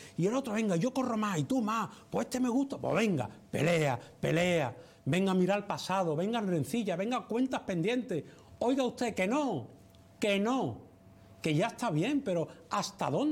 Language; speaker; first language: Spanish; native; Spanish